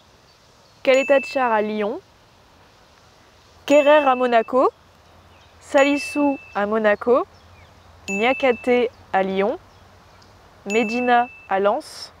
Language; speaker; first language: French; native; French